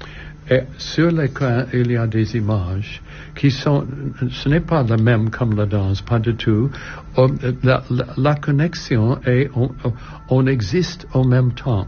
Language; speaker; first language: French; non-native, learner; English